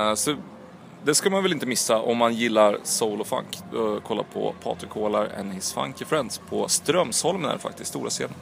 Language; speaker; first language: Swedish; early bilingual, other home language; Croatian